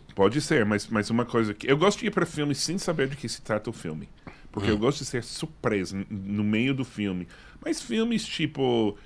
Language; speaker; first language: Portuguese; non-native, fluent; English